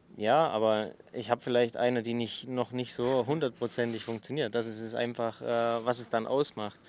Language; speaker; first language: German; native; German